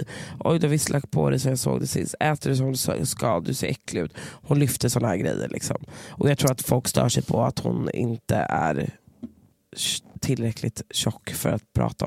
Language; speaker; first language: Swedish; native; Swedish